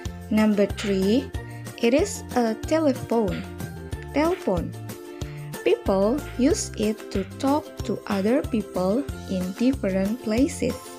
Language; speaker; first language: English; non-native, fluent; Indonesian